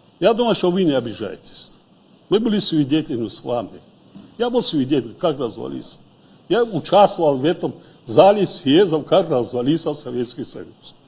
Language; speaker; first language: Russian; non-native, local second language; Tajik